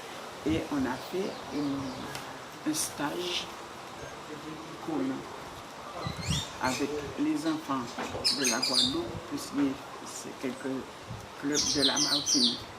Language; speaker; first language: French; non-native, local second language; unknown